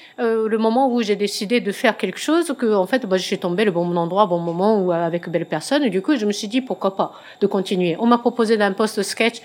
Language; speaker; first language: French; non-native, fluent; Japanese